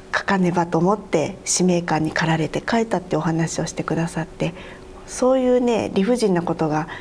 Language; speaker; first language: Japanese; native; Japanese